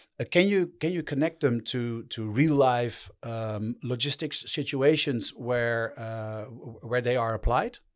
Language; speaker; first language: English; non-native, fluent; Dutch